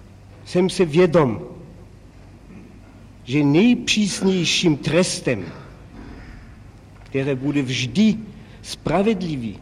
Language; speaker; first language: Czech; non-native, local second language; German